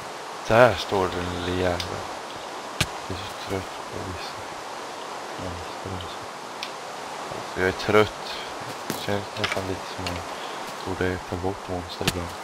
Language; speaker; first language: Swedish; native; Swedish